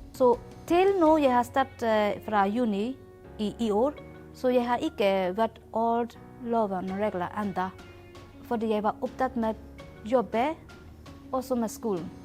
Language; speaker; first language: Norwegian; non-native, learner; Burmese